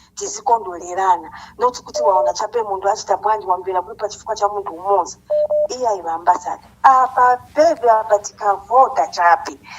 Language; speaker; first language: Nyanja; non-native, local second language; Bemba